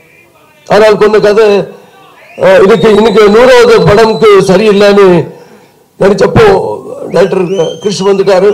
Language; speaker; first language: Tamil; non-native, local second language; Telugu